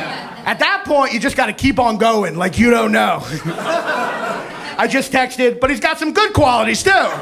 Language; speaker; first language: English; native; English